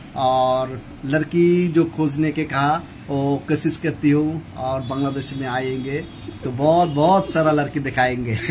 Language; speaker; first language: Hindi; non-native, learner; Bangla